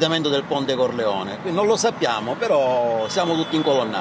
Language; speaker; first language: Italian; native; Italian